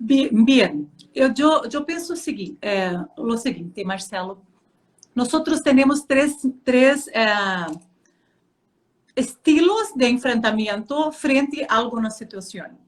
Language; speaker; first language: Spanish; non-native, fluent; Portuguese